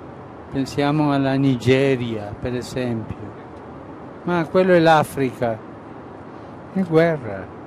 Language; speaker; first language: Italian; non-native, fluent; Spanish